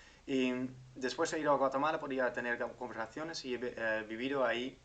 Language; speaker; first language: Spanish; non-native, fluent; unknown